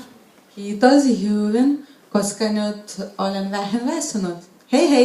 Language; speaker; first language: Finnish; non-native, learner; Lithuanian